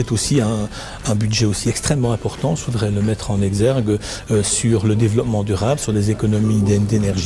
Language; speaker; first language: French; native; French